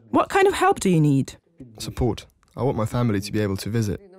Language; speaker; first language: English; non-native, fluent; Ukrainian